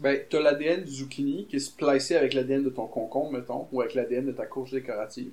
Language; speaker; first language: French; native; French